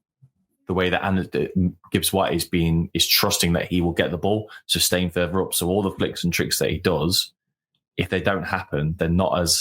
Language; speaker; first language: English; native; English